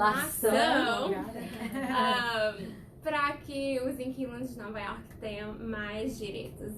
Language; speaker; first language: Portuguese; non-native, fluent; Spanish